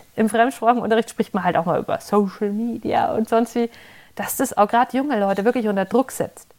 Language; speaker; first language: German; native; German